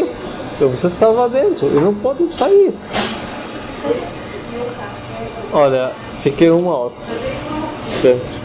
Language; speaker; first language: Portuguese; non-native, fluent; Arabic